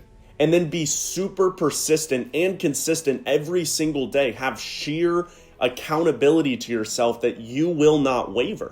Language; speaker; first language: English; native; English